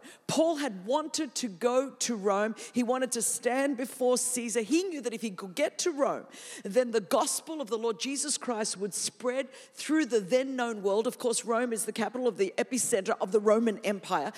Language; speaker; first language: English; non-native, fluent; Greek